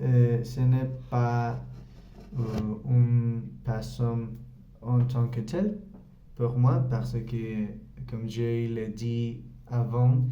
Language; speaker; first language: French; non-native, learner; Spanish